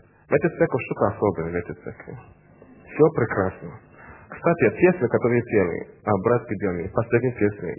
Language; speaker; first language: Russian; non-native, learner; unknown